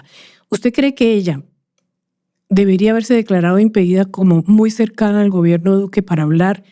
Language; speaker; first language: Spanish; native; Spanish